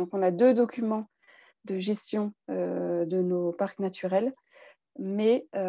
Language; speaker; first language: French; native; French